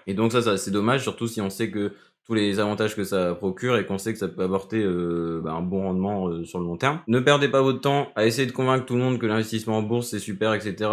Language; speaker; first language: French; native; French